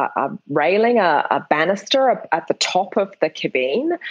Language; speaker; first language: English; native; English